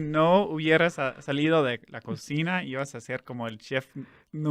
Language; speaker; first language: Spanish; non-native, fluent; English